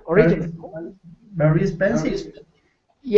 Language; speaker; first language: English; non-native, learner; Spanish